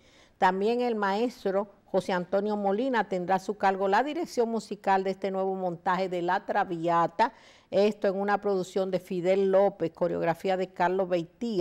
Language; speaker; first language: Spanish; native; Spanish